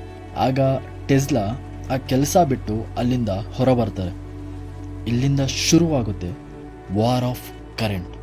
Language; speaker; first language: Kannada; native; Kannada